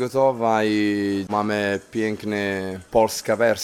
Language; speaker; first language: Polish; non-native, learner; Italian